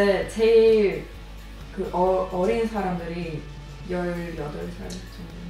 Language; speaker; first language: Korean; non-native, fluent; Swedish